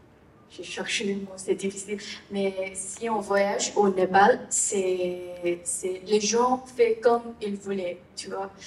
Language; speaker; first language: French; non-native, learner; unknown